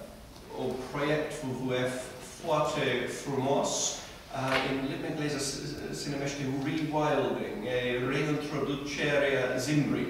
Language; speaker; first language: Romanian; non-native, fluent; English